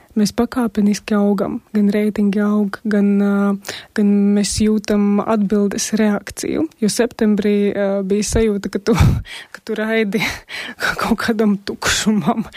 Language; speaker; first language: Latvian; non-native, local second language; Russian